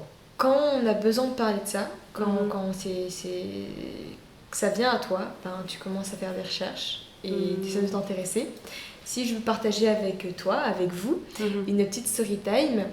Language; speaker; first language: French; native; French